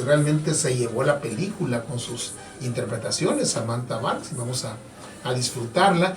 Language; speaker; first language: Spanish; native; Spanish